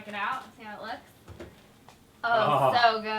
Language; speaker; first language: English; native; English